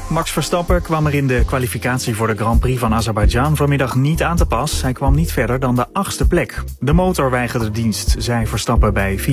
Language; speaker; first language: Dutch; native; Dutch